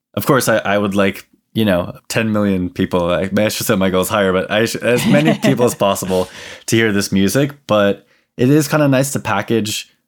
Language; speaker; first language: English; native; English